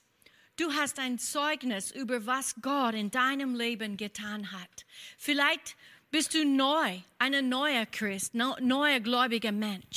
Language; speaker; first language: German; non-native, fluent; English